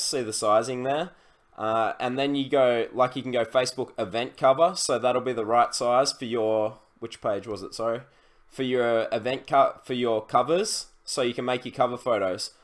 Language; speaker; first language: English; native; English